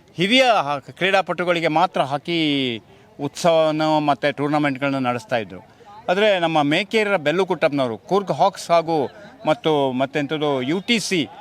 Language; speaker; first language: Kannada; non-native, local second language; Kodava